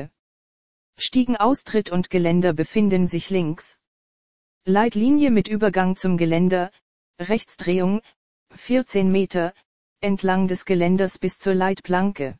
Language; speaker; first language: German; native; German